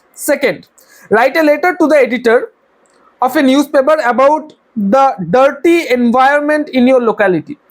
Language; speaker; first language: English; non-native, local second language; Bangla